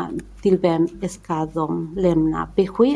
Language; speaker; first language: Swedish; non-native, fluent; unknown